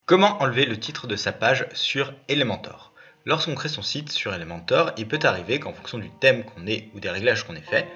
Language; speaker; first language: French; native; French